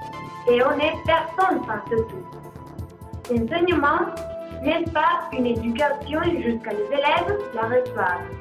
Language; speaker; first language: French; non-native, learner; Spanish